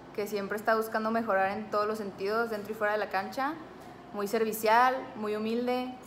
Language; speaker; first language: Spanish; native; Spanish